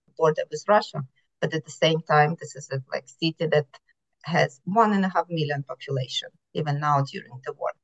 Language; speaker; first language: English; non-native, fluent; Ukrainian